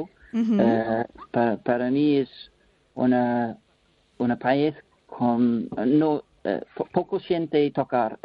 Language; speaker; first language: Spanish; non-native, learner; English